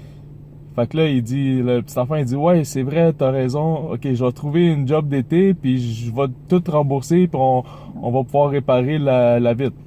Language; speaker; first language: French; native; French